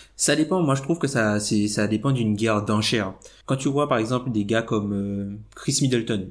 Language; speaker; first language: French; native; French